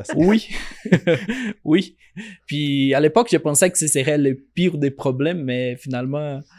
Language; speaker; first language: French; non-native, fluent; Portuguese